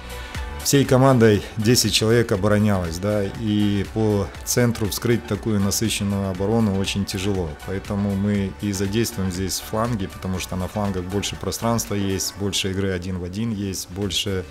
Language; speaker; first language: Russian; native; Russian